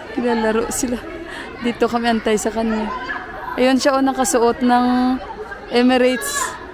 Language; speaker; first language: Filipino; native; Filipino